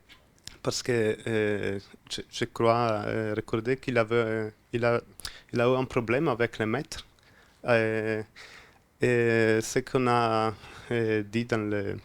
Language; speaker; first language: French; non-native, fluent; Spanish